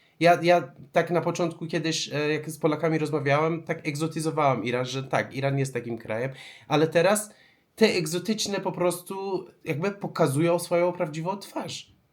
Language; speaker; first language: Polish; non-native, fluent; Persian